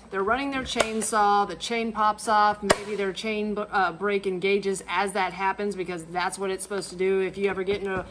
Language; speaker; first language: English; native; English